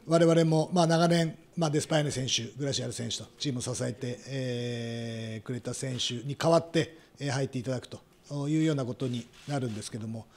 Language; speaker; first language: Japanese; native; Japanese